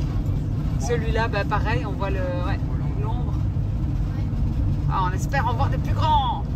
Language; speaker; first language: French; native; French